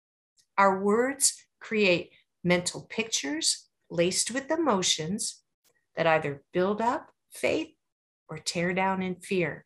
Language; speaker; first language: English; native; English